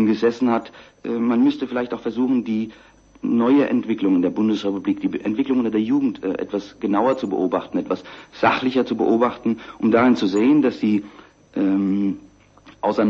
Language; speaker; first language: German; native; German